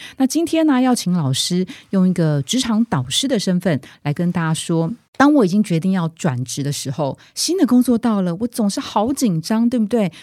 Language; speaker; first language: Chinese; native; Chinese